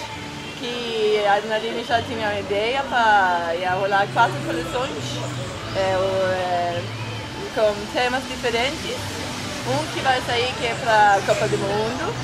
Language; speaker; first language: Portuguese; non-native, learner; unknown